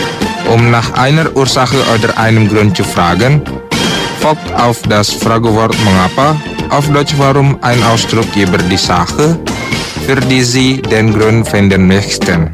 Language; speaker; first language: German; non-native, fluent; Indonesian